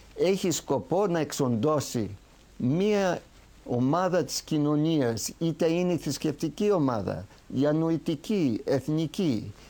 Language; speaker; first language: Greek; early bilingual, heritage; Greek